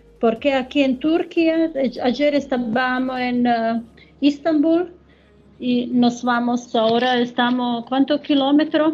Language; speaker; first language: Spanish; non-native, learner; German